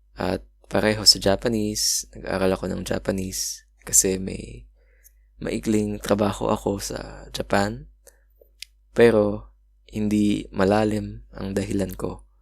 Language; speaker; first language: Filipino; native; Filipino